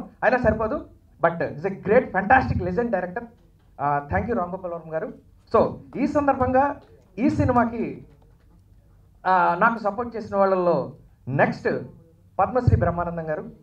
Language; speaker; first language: Telugu; native; Telugu